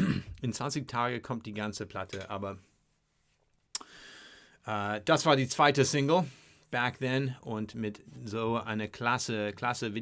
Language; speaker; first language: German; non-native, learner; English